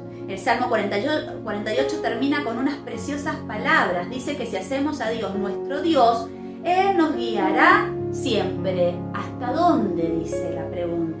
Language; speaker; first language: Spanish; native; Spanish